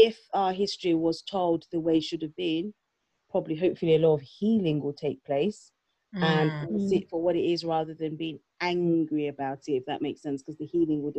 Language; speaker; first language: English; non-native, local second language; Yoruba